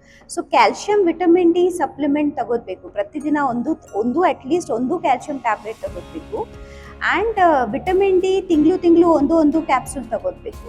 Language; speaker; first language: Kannada; non-native, fluent; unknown